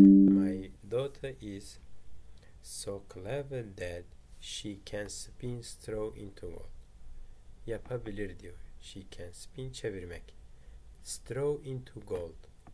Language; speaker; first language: English; non-native, fluent; Turkish